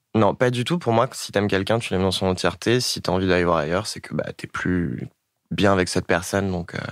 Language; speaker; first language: French; native; French